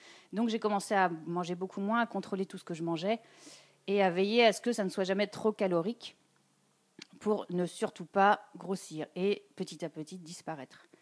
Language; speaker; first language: French; native; French